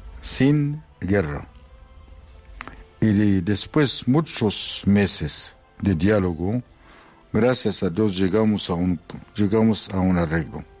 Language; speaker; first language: Spanish; non-native, fluent; Arabic